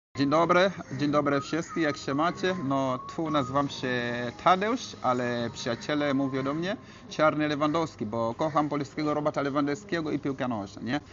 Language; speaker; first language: Polish; non-native, fluent; Swahili